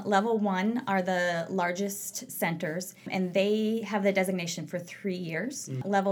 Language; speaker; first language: English; native; English